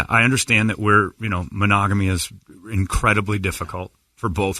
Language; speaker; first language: English; native; English